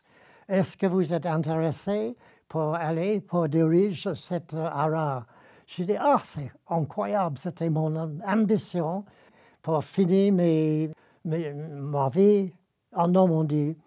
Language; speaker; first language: French; non-native, fluent; English